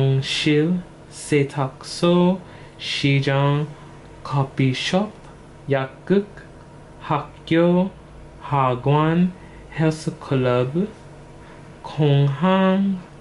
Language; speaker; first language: Korean; non-native, learner; English